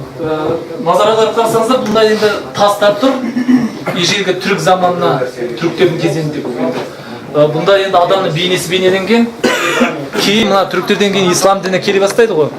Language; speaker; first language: Kazakh; native; Kazakh